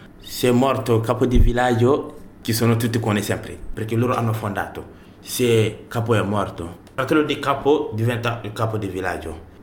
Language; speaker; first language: Italian; non-native, learner; Bambara